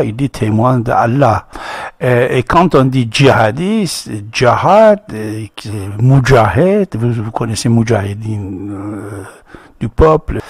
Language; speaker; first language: French; non-native, fluent; Persian